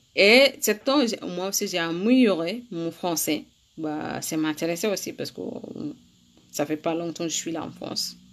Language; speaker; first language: French; non-native, learner; Arabic